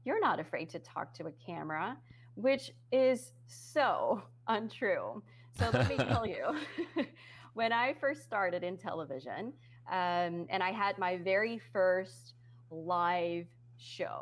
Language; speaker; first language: English; non-native, fluent; Dutch